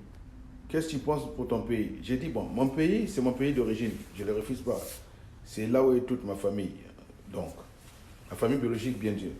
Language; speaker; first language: French; non-native, local second language; Lingala